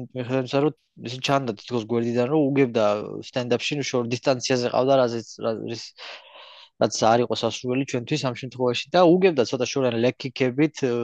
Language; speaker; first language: Georgian; native; Georgian